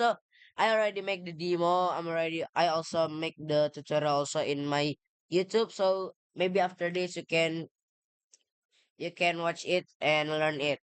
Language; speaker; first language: English; non-native, learner; Indonesian